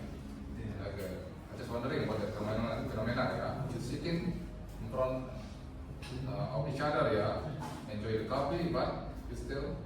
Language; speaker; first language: English; non-native, fluent; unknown